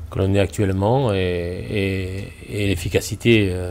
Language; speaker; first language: French; native; French